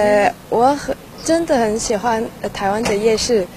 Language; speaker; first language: Chinese; early bilingual, heritage; Chinese